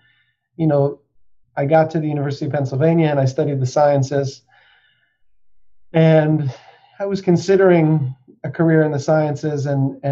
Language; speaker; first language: English; native; English